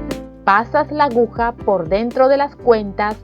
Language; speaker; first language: Spanish; native; Spanish